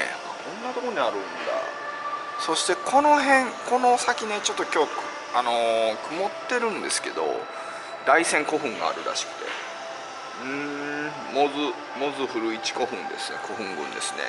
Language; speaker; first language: Japanese; native; Japanese